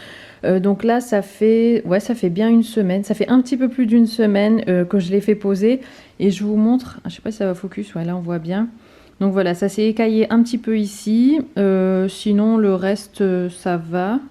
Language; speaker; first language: French; native; French